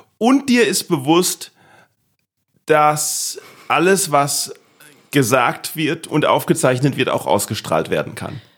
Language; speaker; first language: German; native; German